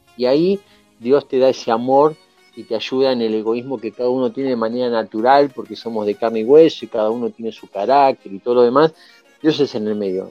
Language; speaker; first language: Spanish; native; Spanish